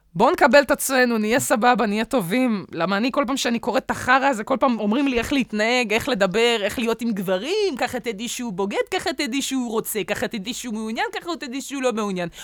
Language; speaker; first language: Hebrew; native; Hebrew